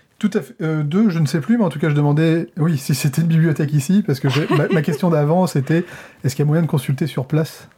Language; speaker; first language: French; native; French